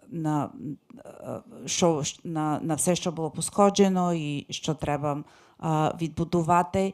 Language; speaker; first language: Ukrainian; non-native, fluent; English